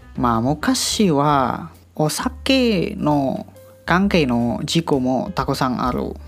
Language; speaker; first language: Japanese; non-native, learner; Indonesian